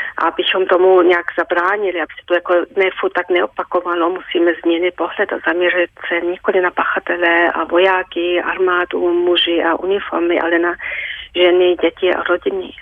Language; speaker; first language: Czech; early bilingual, heritage; Czech